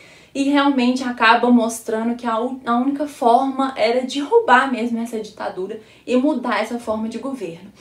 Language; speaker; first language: Portuguese; native; Portuguese